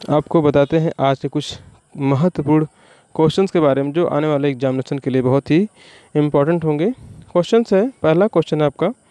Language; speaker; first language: Hindi; native; Hindi